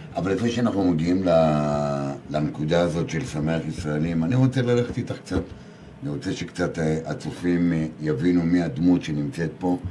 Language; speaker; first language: Hebrew; native; Hebrew